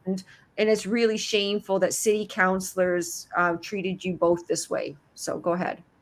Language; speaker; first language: English; native; English